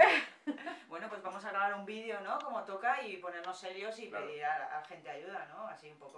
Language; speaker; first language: Spanish; native; Spanish